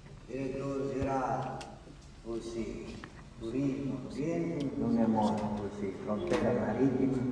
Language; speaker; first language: Portuguese; non-native, local second language; Tetum